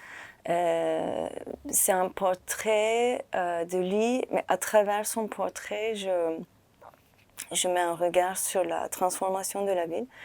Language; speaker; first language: French; non-native, fluent; Turkish